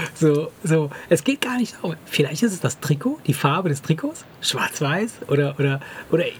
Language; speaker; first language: German; native; German